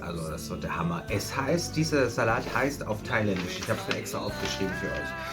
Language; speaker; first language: German; non-native, fluent; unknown